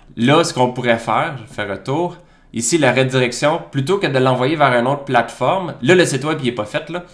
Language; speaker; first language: French; native; French